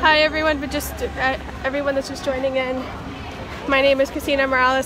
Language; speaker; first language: English; native; English